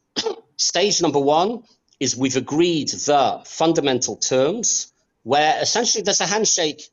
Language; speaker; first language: English; native; English